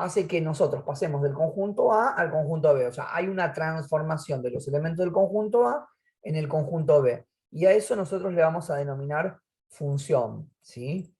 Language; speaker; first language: Spanish; native; Spanish